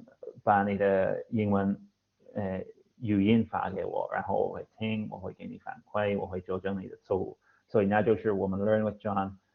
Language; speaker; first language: Chinese; non-native, fluent; English